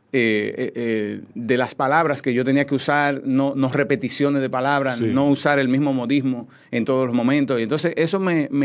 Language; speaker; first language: Spanish; native; Spanish